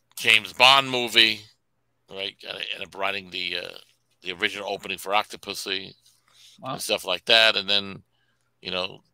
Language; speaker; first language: English; native; English